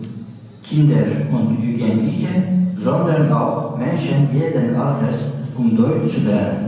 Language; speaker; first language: German; non-native, learner; Turkish